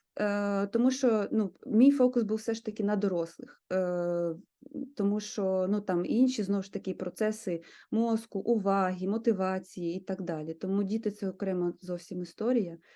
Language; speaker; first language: Ukrainian; native; Ukrainian